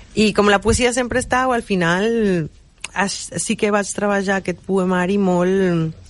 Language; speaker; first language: Catalan; non-native, fluent; Spanish